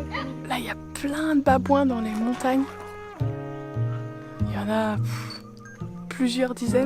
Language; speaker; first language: French; native; French